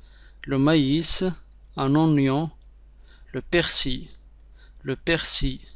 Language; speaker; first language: French; non-native, fluent; Arabic